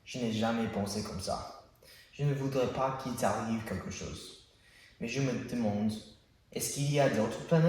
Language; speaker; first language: French; non-native, learner; English